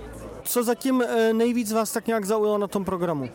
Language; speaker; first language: Czech; native; Czech